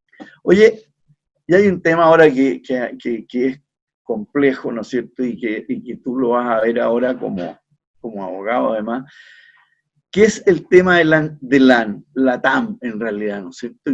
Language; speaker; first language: Spanish; native; Spanish